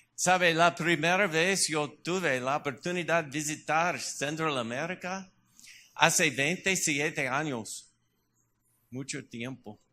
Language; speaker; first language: Spanish; non-native, learner; English